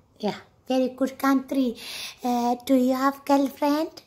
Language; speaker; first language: English; non-native, learner; Amharic